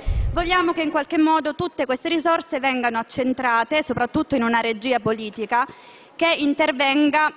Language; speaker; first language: Italian; native; Italian